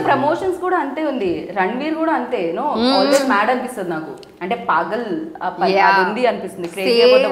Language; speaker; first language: Telugu; native; Telugu